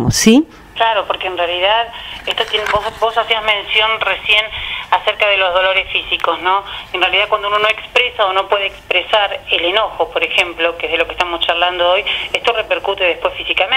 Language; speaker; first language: Spanish; native; Spanish